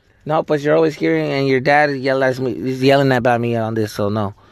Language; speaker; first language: English; early bilingual, other home language; Spanish